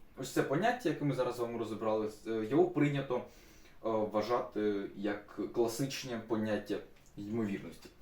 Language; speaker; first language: Ukrainian; non-native, local second language; Russian